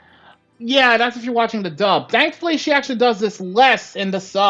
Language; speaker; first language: English; native; English